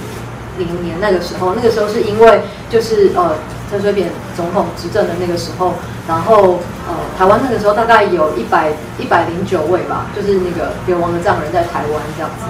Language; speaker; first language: Chinese; native; Chinese